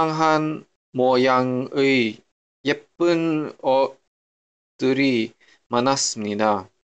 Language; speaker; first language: Korean; non-native, learner; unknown